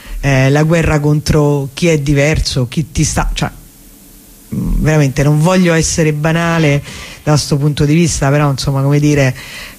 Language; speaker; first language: Italian; native; Italian